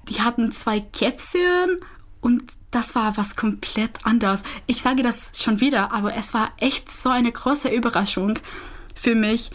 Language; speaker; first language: German; non-native, fluent; Czech